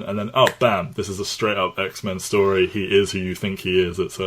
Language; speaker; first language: English; native; English